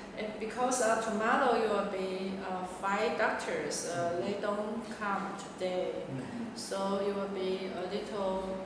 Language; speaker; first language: English; non-native, learner; Chinese